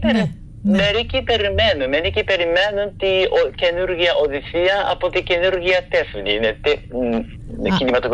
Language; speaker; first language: Greek; non-native, fluent; Japanese